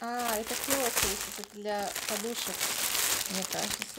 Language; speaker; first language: Russian; native; Russian